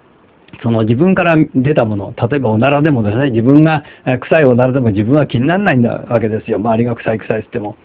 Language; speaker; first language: Japanese; native; Japanese